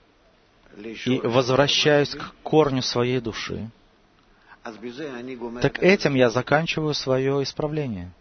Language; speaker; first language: Russian; native; Russian